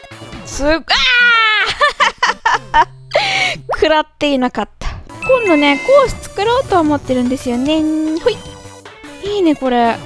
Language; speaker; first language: Japanese; native; Japanese